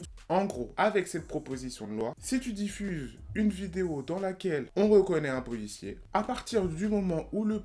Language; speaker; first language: French; native; French